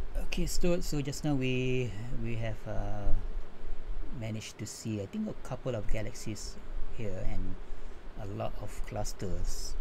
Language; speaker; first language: English; non-native, local second language; Malay